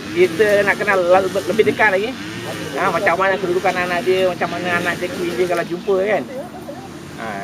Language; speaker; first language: Malay; native; Malay